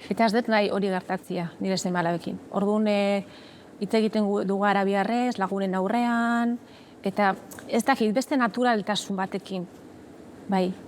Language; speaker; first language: Basque; early bilingual, other home language; Arabic